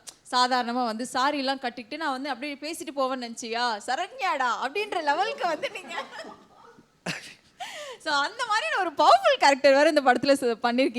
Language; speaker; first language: Tamil; native; Tamil